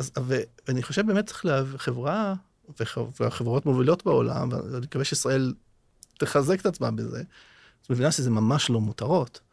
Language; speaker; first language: Hebrew; non-native, local second language; Arabic